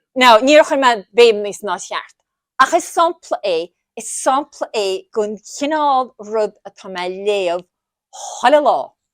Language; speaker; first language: Irish; native; Irish